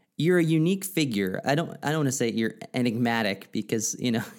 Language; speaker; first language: English; native; English